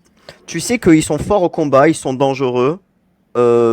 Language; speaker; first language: French; native; French